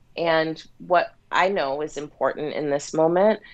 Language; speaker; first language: English; native; English